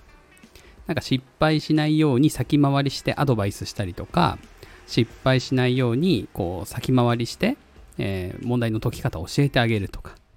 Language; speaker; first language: Japanese; native; Japanese